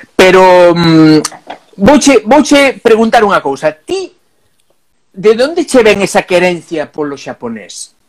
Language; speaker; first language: Galician; non-native, local second language; Spanish